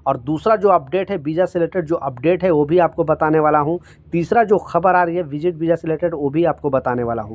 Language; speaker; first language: Hindi; native; Hindi